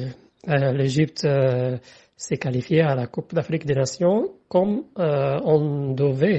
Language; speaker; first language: French; non-native, fluent; Arabic